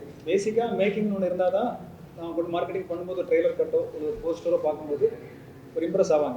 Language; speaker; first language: Tamil; native; Tamil